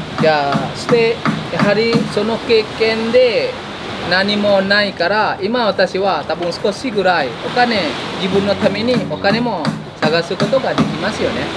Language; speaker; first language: Japanese; non-native, fluent; Indonesian